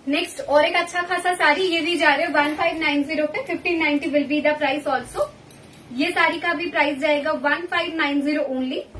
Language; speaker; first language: Hindi; non-native, local second language; Bangla